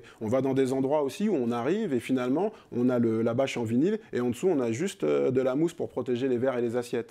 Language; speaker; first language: French; native; French